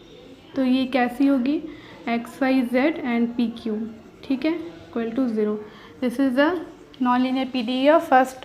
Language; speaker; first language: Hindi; native; Hindi